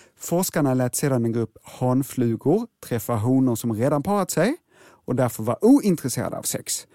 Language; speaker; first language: Swedish; native; Swedish